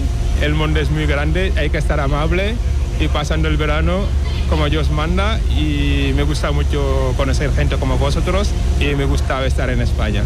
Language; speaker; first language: Spanish; non-native, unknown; Wolof